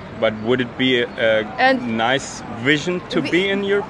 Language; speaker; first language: English; non-native, fluent; German